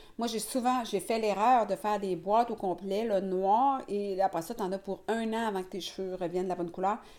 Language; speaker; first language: French; native; French